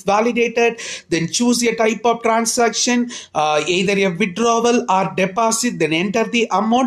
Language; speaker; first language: English; non-native, local second language; Tamil